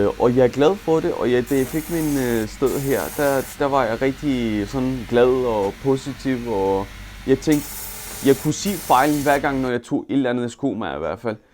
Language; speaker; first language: Danish; non-native, fluent; Turkish